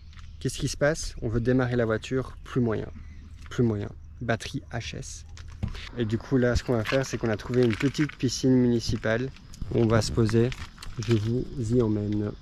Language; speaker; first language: French; native; French